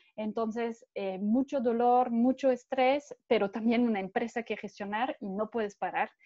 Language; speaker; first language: Spanish; non-native, fluent; French